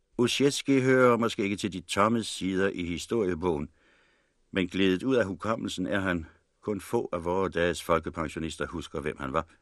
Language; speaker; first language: Danish; native; Danish